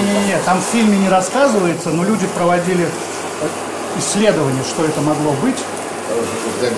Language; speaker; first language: Russian; native; Russian